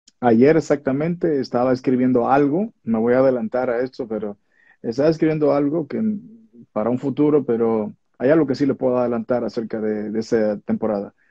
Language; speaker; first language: Spanish; native; Spanish